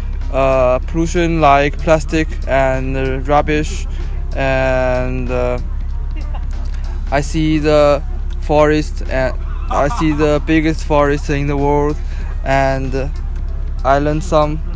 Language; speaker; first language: English; non-native, learner; Chinese